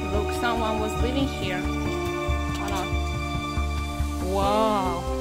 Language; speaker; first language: English; non-native, learner; Russian